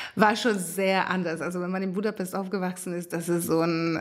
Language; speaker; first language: German; non-native, fluent; Hungarian